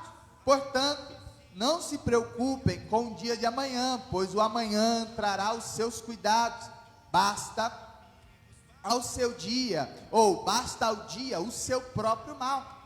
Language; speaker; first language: Portuguese; native; Portuguese